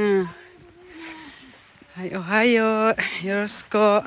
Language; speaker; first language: Japanese; non-native, fluent; Filipino